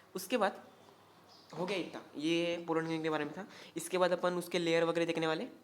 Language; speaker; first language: Hindi; non-native, local second language; Marathi